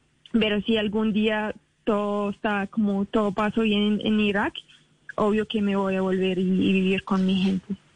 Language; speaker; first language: Spanish; non-native, fluent; Arabic